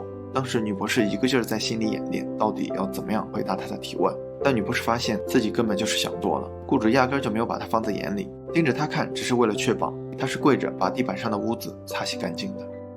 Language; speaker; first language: Chinese; native; Chinese